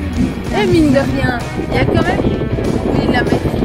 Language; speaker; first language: French; native; French